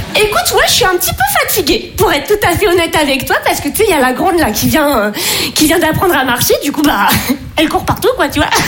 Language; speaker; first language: French; native; French